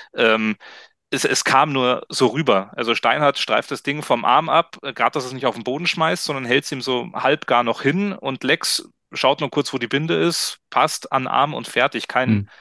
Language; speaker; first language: German; native; German